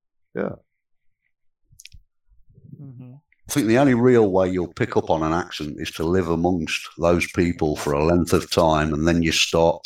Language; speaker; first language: English; native; English